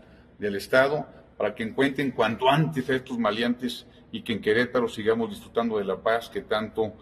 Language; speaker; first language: Spanish; native; Spanish